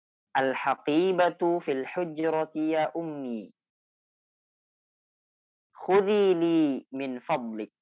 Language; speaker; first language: Arabic; non-native, fluent; Indonesian